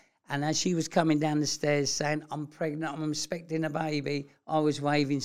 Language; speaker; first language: English; native; English